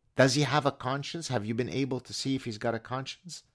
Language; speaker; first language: English; non-native, fluent; Arabic